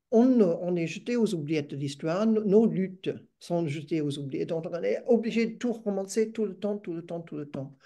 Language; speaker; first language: French; non-native, fluent; English